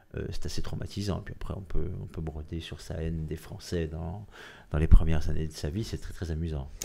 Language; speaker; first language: French; native; French